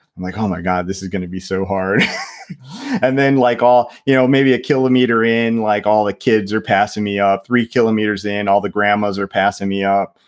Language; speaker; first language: English; native; English